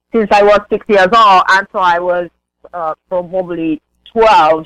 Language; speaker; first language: English; non-native, fluent; Spanish